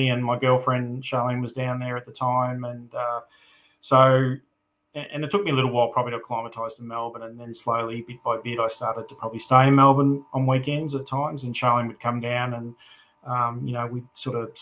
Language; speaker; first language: English; native; English